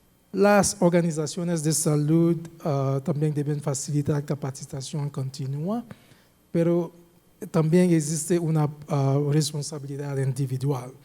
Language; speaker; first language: Spanish; non-native, fluent; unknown